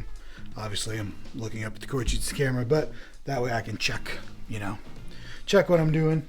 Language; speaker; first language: English; native; English